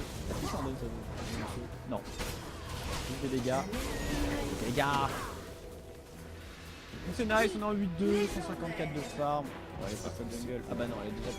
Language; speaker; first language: French; native; French